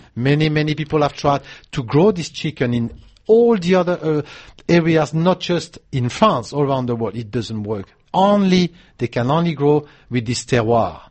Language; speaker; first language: English; non-native, fluent; French